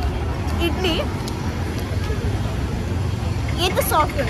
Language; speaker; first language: Kannada; non-native, local second language; Tulu